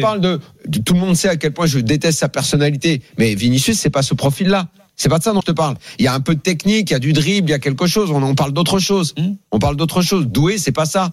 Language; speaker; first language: French; native; French